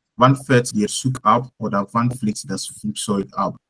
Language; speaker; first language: German; non-native, learner; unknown